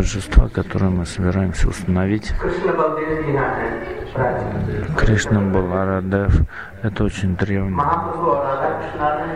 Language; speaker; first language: Russian; non-native, fluent; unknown